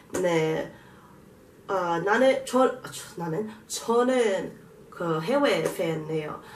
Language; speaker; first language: Korean; non-native, learner; English